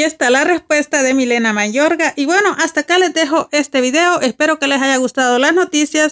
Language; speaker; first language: Spanish; native; Spanish